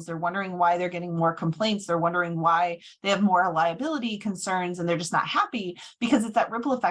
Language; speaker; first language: English; native; English